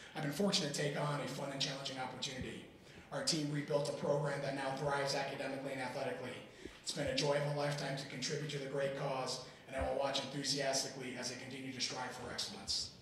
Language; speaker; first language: English; native; English